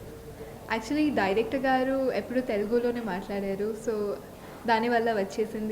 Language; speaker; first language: Telugu; non-native, local second language; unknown